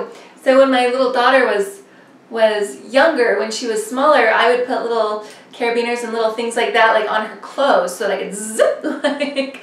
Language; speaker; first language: English; native; English